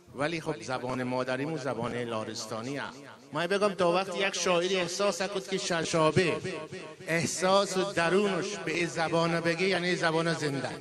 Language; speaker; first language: Persian; non-native, local second language; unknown